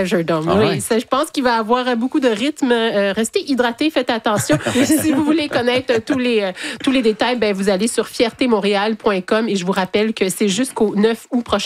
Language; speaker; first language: French; native; French